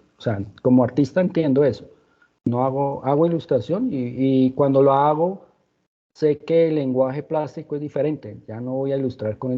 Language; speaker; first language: Spanish; native; Spanish